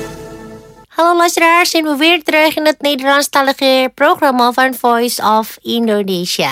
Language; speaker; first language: Dutch; non-native, fluent; Indonesian